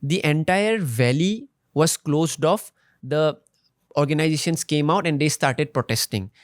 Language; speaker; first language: English; non-native, local second language; Assamese